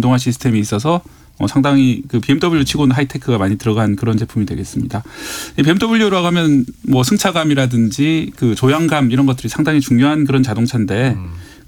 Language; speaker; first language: Korean; native; Korean